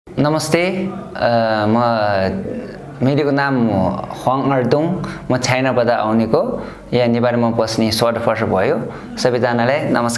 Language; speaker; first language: Nepali; non-native, learner; Chinese